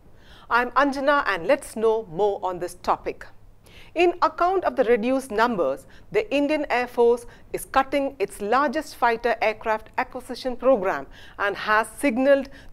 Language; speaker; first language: English; non-native, local second language; Malayalam